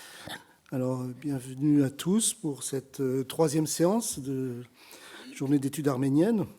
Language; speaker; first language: French; native; French